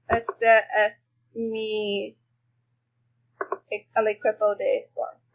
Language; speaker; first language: Spanish; non-native, learner; English